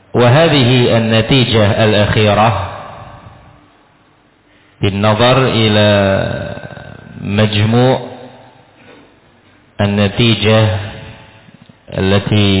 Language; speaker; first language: Arabic; non-native, fluent; Indonesian